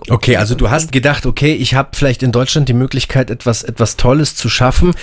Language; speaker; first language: German; native; German